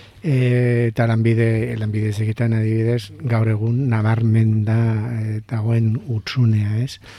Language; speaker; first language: Basque; native; Basque